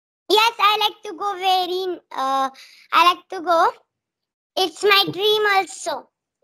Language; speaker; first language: English; non-native, learner; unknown